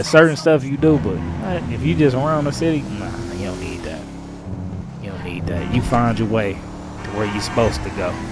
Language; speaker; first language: English; native; English